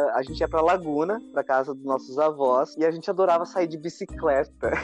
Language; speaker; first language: Portuguese; native; Portuguese